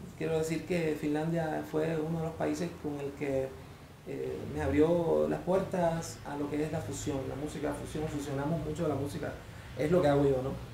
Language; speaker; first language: Spanish; native; Spanish